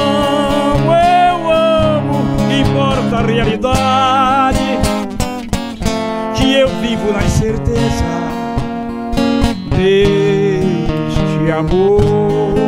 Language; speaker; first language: Portuguese; native; Portuguese